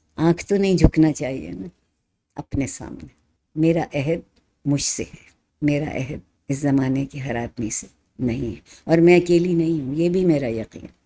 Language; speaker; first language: Urdu; native; Urdu